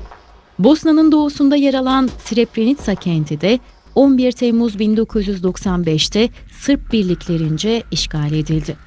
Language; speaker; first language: Turkish; native; Turkish